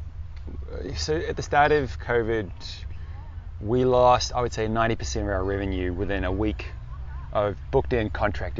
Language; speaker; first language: English; native; English